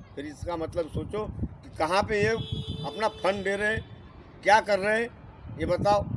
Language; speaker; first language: Hindi; non-native, local second language; Marathi